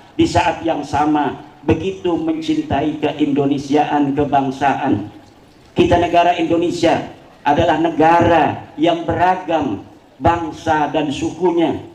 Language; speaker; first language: Indonesian; non-native, local second language; Javanese